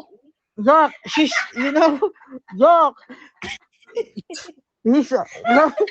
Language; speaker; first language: English; non-native, learner; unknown